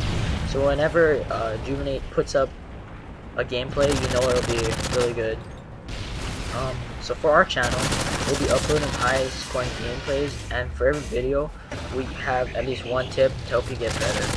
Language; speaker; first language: English; native; English